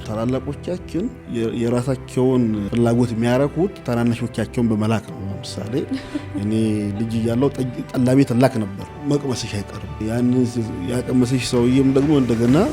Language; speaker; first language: Amharic; native; Amharic